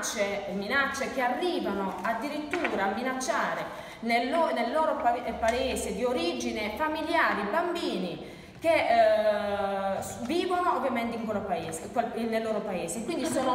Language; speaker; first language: Italian; native; Italian